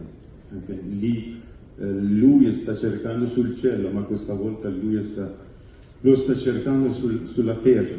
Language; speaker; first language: Italian; non-native, fluent; Persian